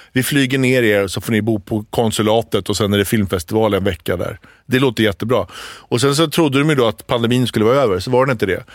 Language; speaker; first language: Swedish; early bilingual, other home language; Arabic